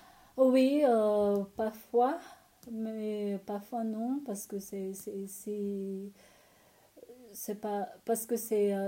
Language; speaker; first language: French; non-native, learner; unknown